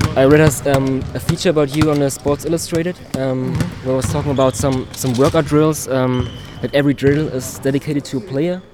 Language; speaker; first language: English; non-native, fluent; German